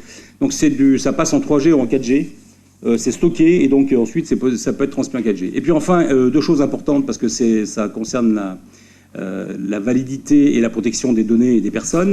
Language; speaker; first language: French; native; French